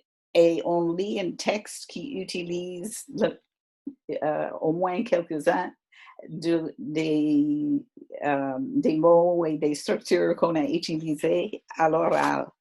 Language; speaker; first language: French; non-native, fluent; English